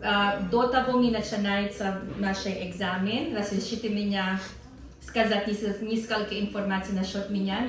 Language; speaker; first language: Russian; non-native, learner; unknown